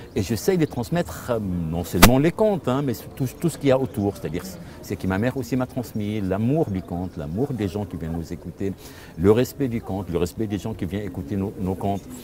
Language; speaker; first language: French; non-native, local second language; Arabic